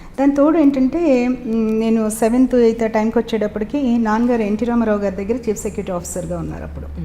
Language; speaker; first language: Telugu; native; Telugu